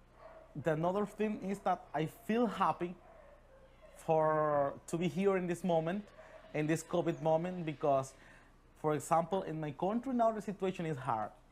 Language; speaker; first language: English; non-native, learner; Spanish